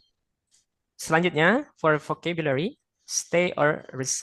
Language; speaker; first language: English; non-native, fluent; Indonesian